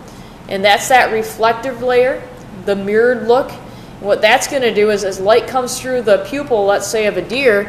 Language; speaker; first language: English; native; English